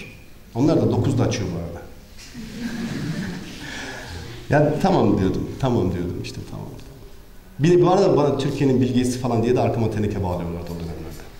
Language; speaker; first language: Turkish; native; Turkish